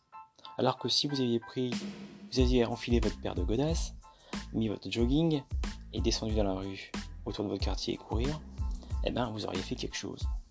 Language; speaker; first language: French; native; French